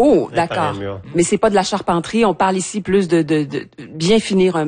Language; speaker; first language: French; native; French